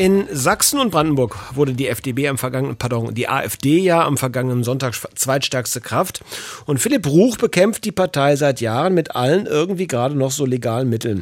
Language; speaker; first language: German; native; German